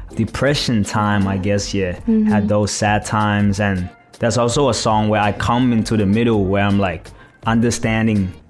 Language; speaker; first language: English; non-native, fluent; Thai